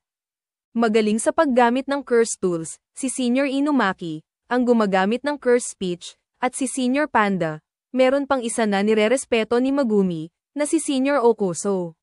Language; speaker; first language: Filipino; native; Filipino